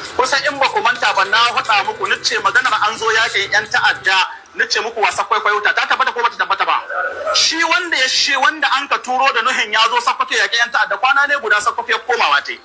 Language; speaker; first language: Hausa; native; Hausa